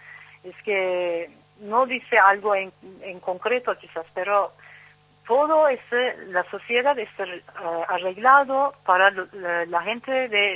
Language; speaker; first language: Spanish; non-native, learner; Turkish